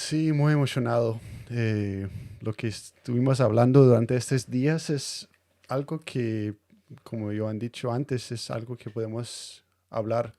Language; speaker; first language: Spanish; non-native, fluent; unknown